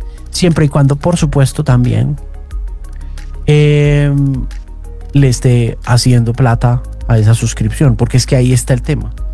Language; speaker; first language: Spanish; native; Spanish